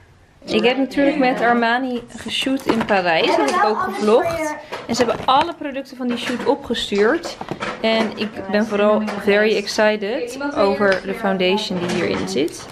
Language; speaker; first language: Dutch; native; Dutch